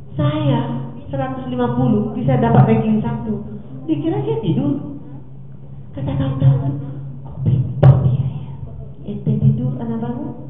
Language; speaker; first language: Indonesian; native; Indonesian